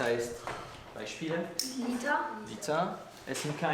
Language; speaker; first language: German; non-native, fluent; French